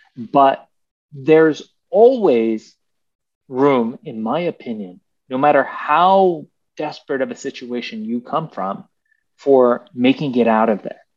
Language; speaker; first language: English; early bilingual, other home language; Persian